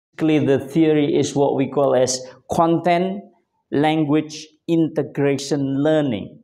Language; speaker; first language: English; non-native, fluent; Indonesian